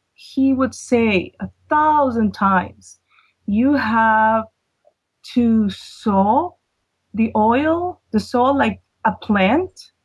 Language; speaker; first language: English; non-native, fluent; Spanish